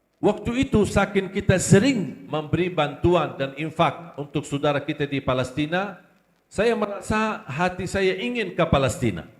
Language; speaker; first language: Malay; non-native, fluent; Arabic